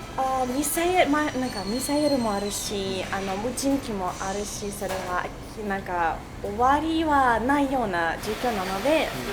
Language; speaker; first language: Japanese; non-native, fluent; Russian